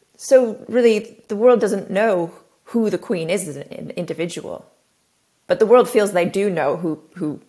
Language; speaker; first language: English; native; English